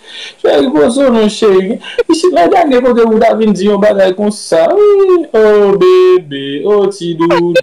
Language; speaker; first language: French; non-native, local second language; Haitian Creole